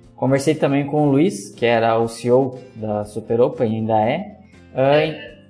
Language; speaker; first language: Portuguese; native; Portuguese